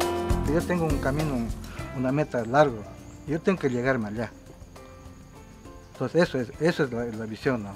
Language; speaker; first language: Spanish; non-native, local second language; Quechua